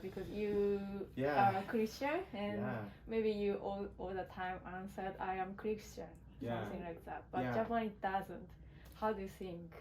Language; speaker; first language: English; non-native, learner; Japanese